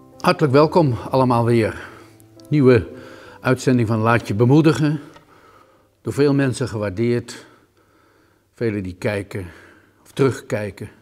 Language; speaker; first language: Dutch; native; Dutch